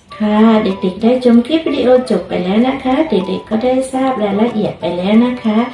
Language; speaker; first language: Thai; native; Thai